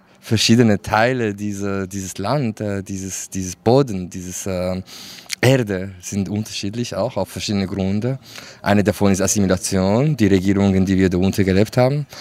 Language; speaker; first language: German; non-native, fluent; Kurdish